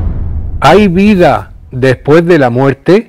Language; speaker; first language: Spanish; native; Spanish